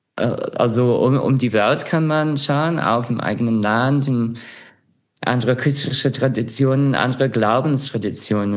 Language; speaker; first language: German; non-native, fluent; English